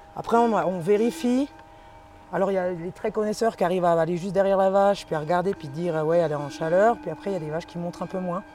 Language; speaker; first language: French; native; French